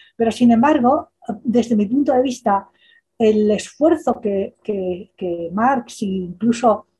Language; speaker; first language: Spanish; native; Spanish